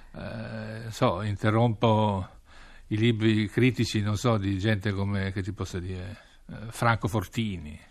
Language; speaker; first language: Italian; native; Italian